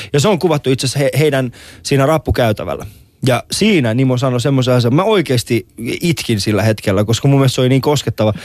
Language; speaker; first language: Finnish; early bilingual, other home language; Persian